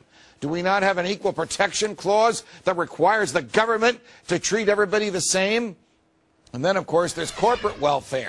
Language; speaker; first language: English; native; English